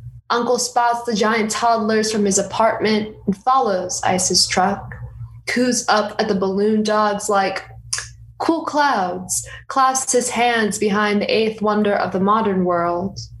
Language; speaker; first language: English; native; English